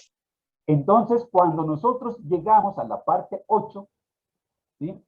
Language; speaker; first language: Spanish; native; Spanish